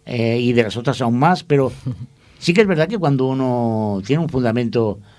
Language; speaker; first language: Spanish; native; Spanish